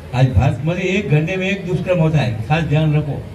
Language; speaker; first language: Hindi; non-native, local second language; Marathi